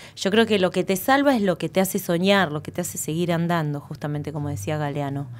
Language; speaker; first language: Spanish; native; Spanish